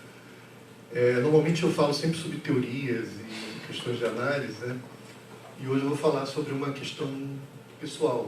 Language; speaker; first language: Portuguese; native; Portuguese